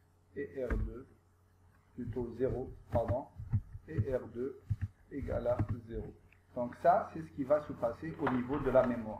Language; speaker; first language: French; non-native, local second language; Arabic